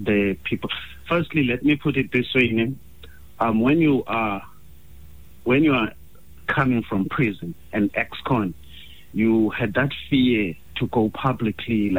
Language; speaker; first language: English; non-native, local second language; Xhosa